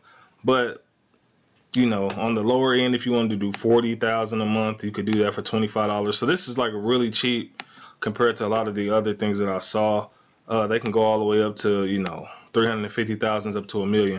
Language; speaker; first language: English; native; English